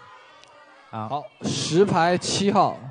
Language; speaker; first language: Chinese; native; Chinese